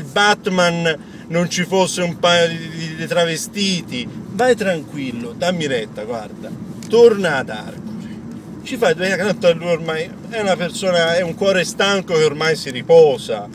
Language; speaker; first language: Italian; native; Italian